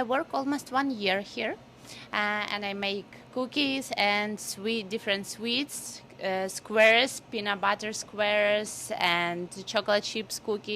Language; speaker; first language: English; non-native, learner; Ukrainian